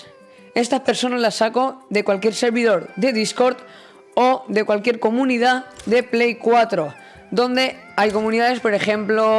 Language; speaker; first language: Spanish; native; Spanish